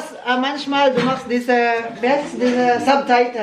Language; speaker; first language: German; non-native, learner; Filipino